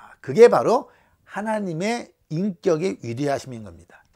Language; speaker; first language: Korean; native; Korean